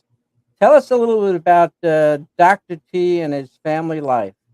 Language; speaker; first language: English; native; English